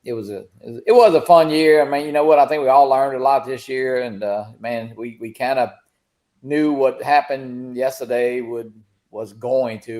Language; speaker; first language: English; native; English